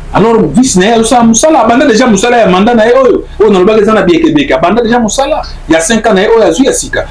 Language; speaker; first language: Lingala; native; Lingala